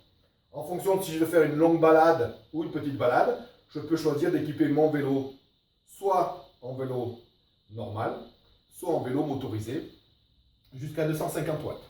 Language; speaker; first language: French; native; French